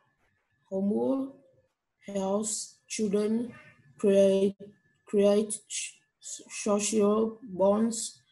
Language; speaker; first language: English; non-native, learner; Vietnamese